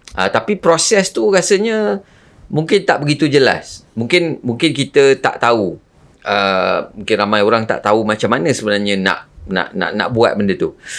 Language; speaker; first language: Malay; native; Malay